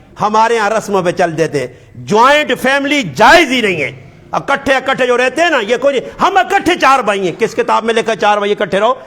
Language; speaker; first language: Urdu; non-native, local second language; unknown